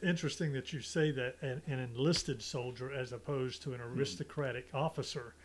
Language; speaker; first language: English; native; English